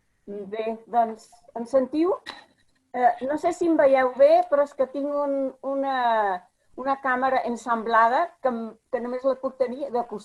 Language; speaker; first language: Catalan; early bilingual, heritage; Catalan